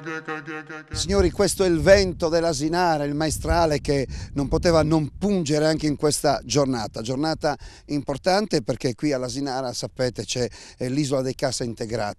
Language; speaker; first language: Italian; native; Italian